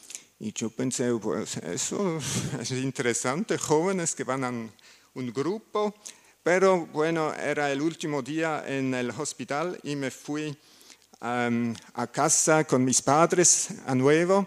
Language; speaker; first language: Spanish; non-native, learner; German